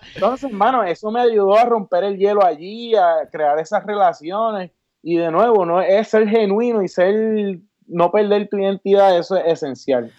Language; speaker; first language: Spanish; native; Spanish